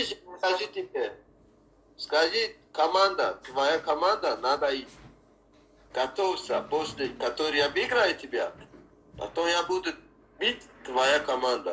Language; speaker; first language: Russian; non-native, learner; Tajik